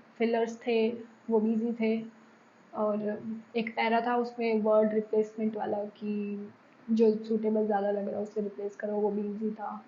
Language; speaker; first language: Hindi; native; Hindi